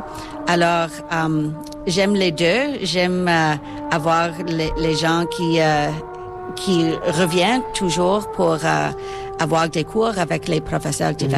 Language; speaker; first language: French; non-native, local second language; English